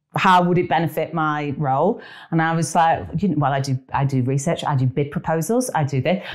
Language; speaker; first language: English; native; English